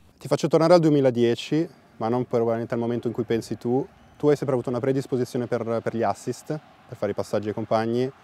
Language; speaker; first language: Italian; native; Italian